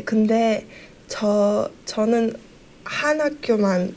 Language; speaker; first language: Korean; early bilingual, heritage; Korean